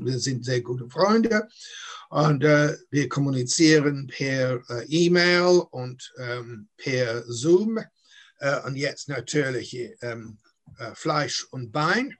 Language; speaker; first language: German; non-native, fluent; English